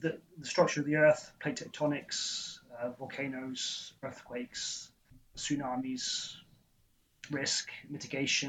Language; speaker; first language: English; native; English